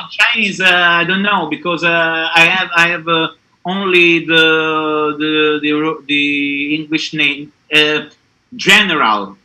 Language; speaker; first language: English; non-native, learner; Italian